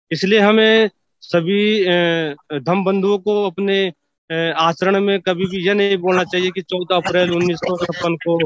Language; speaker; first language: Hindi; native; Hindi